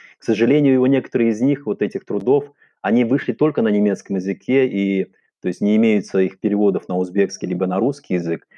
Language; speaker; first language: Russian; non-native, local second language; Uzbek